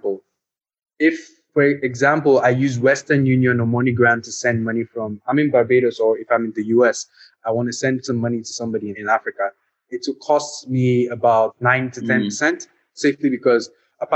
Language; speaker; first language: English; non-native, local second language; Yoruba